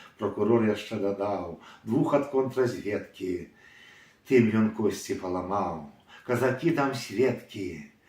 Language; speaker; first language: Belarusian; native; Belarusian